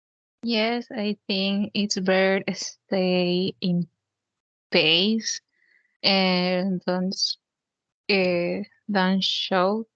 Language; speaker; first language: English; non-native, learner; Spanish